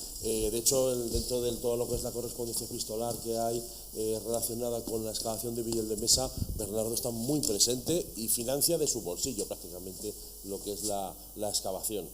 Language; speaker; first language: Spanish; native; Spanish